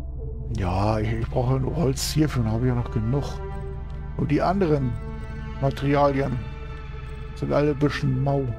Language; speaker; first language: German; native; German